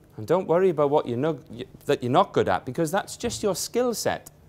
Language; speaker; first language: English; native; English